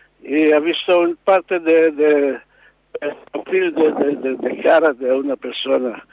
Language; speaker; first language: Spanish; non-native, learner; Hebrew